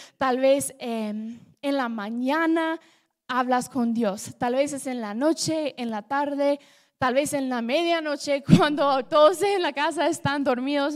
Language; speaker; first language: Spanish; non-native, fluent; English